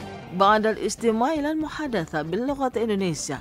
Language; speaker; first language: Arabic; non-native, fluent; Indonesian